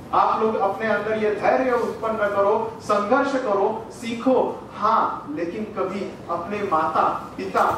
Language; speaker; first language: Hindi; non-native, local second language; Marathi